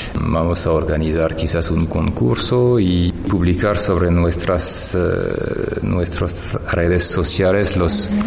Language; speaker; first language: Spanish; non-native, fluent; French